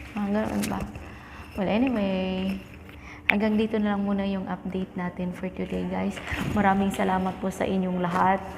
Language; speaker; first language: Filipino; non-native, local second language; Cebuano